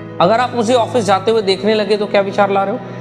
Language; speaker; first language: Hindi; native; Hindi